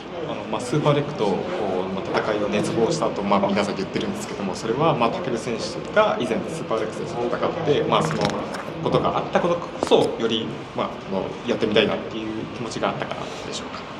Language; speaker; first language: Japanese; native; Japanese